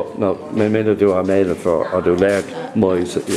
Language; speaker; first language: Danish; non-native, learner; English